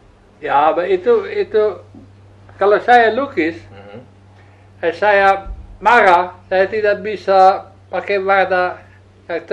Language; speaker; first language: Indonesian; non-native, learner; Dutch